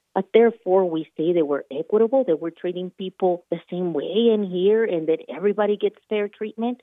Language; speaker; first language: English; non-native, fluent; Spanish